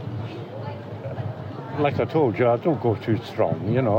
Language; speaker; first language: English; native; English